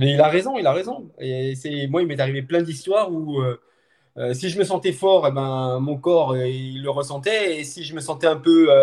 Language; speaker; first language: French; native; French